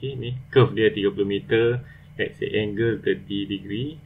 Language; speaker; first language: English; non-native, local second language; Malay